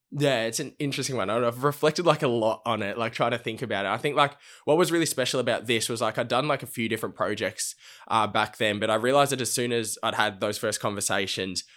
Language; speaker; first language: English; native; English